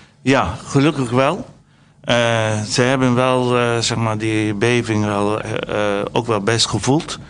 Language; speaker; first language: Dutch; non-native, fluent; Turkish